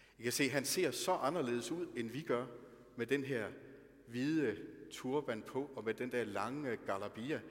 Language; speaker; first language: Danish; native; Danish